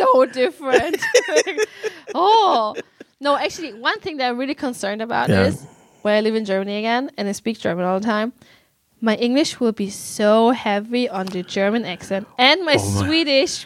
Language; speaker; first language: English; non-native, fluent; German